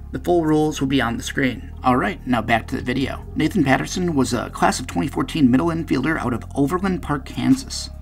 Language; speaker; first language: English; native; English